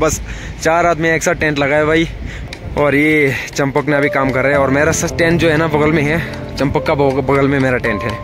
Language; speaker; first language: Hindi; non-native, local second language; Bangla